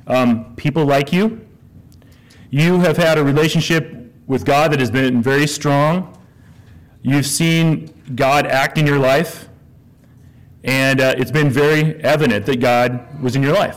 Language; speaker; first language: English; native; English